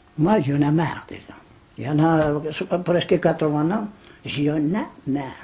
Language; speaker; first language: French; non-native, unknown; Spanish